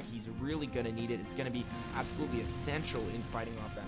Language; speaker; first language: English; native; English